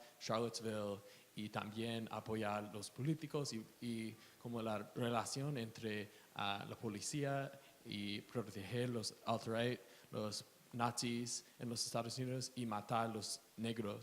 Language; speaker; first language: Spanish; non-native, learner; English